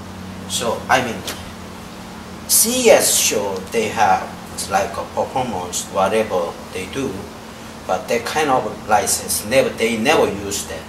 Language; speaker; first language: English; non-native, learner; Korean